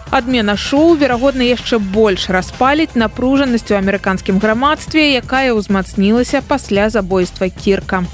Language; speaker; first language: Belarusian; native; Belarusian